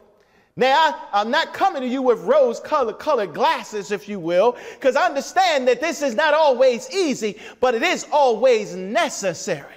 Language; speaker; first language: English; native; English